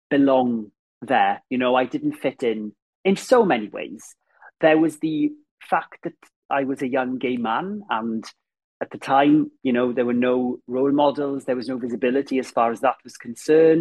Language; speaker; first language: English; native; English